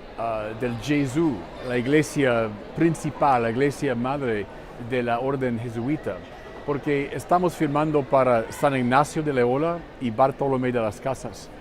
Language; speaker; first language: Spanish; non-native, fluent; English